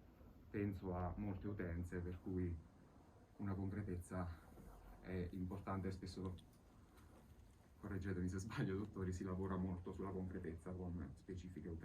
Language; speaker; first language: Italian; native; Italian